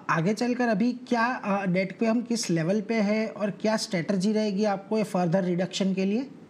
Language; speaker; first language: Hindi; non-native, local second language; Gujarati